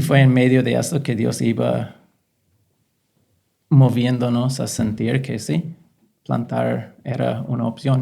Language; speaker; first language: Spanish; non-native, fluent; English